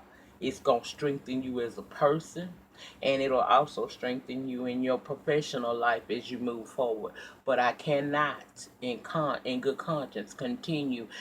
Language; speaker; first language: English; native; English